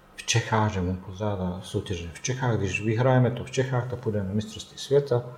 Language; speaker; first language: Czech; non-native, fluent; Bosnian